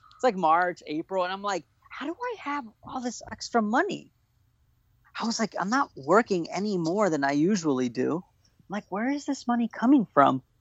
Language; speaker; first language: English; native; English